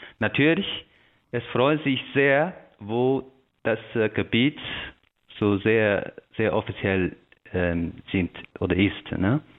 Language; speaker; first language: German; non-native, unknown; Chinese